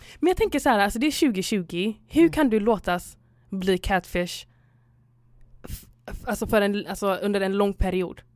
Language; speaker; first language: Swedish; early bilingual, other home language; Somali